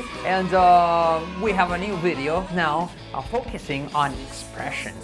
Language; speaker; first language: English; non-native, fluent; Spanish